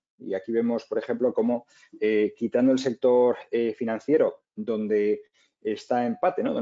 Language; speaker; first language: Spanish; native; Spanish